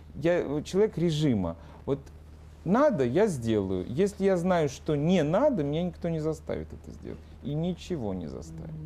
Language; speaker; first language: Russian; non-native, local second language; Ukrainian